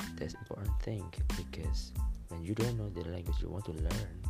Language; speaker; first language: English; non-native, fluent; Malay